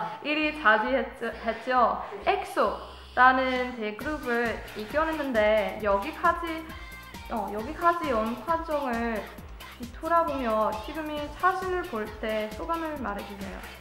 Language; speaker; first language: Korean; non-native, learner; English